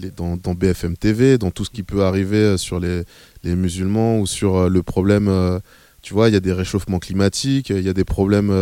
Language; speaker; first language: French; native; French